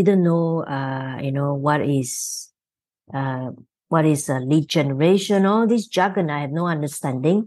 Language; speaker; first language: English; non-native, local second language; Chinese